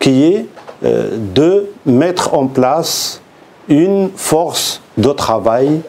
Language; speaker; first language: French; non-native, local second language; Arabic